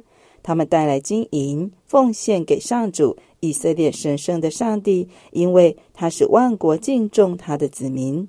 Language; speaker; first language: Chinese; native; Chinese